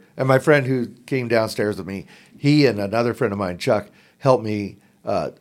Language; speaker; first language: English; native; English